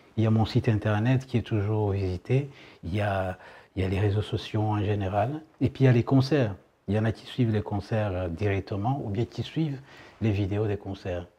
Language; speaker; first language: French; non-native, local second language; Kinyarwanda